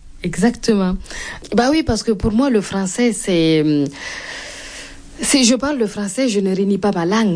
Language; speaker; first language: French; non-native, local second language; Mossi